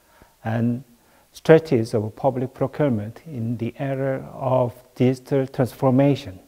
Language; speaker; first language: English; non-native, fluent; Korean